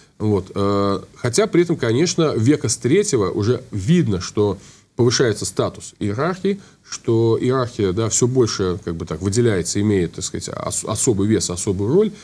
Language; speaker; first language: Russian; native; Russian